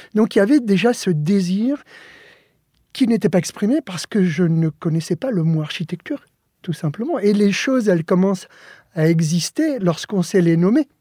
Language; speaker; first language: French; early bilingual, other home language; Spanish